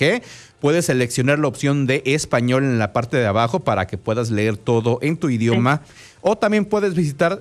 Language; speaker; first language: Spanish; native; Spanish